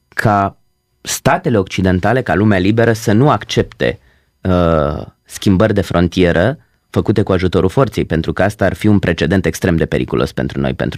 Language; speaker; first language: Romanian; native; Romanian